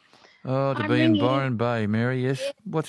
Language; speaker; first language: English; native; English